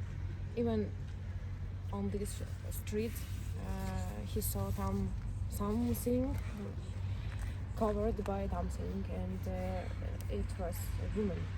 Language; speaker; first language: English; non-native, learner; Ukrainian